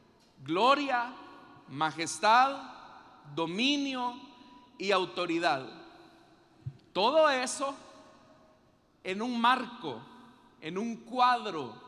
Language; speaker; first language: Spanish; native; Spanish